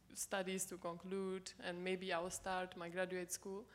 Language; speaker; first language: English; non-native, fluent; Czech